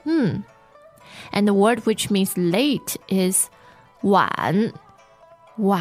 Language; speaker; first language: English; non-native, fluent; Chinese